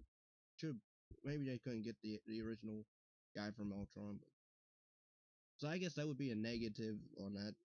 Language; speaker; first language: English; native; English